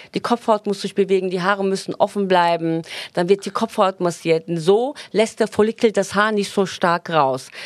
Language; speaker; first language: German; non-native, fluent; Turkish